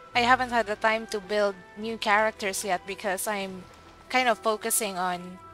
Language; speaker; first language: English; non-native, local second language; Filipino